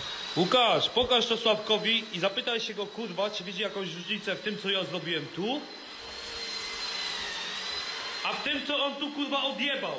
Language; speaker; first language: Polish; native; Polish